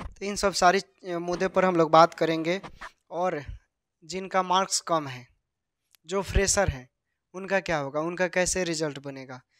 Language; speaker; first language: Hindi; native; Hindi